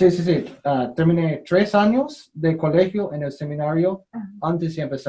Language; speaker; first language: Spanish; non-native, learner; English